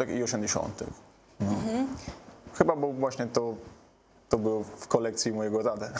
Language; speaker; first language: Polish; non-native, learner; Italian